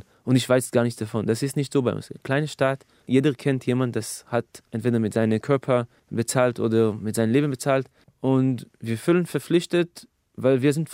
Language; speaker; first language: German; non-native, fluent; Hebrew